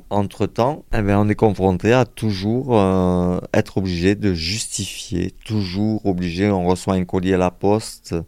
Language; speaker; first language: French; native; French